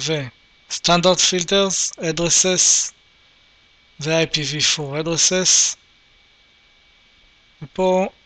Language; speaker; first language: Hebrew; native; Hebrew